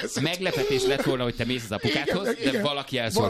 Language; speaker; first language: Hungarian; native; Hungarian